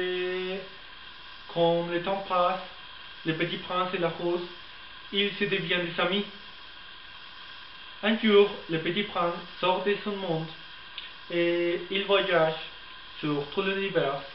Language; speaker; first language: French; non-native, learner; Spanish